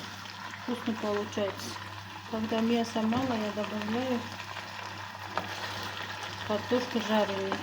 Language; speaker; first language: Russian; non-native, local second language; Kyrgyz